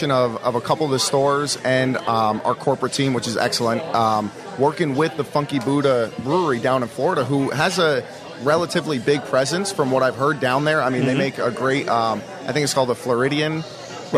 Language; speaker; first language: English; native; English